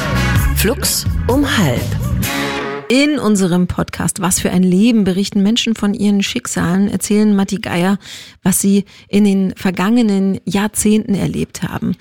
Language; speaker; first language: German; native; German